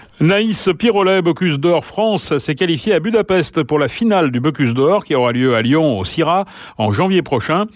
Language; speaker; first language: French; native; French